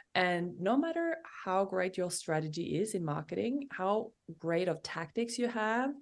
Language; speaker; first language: English; non-native, fluent; Norwegian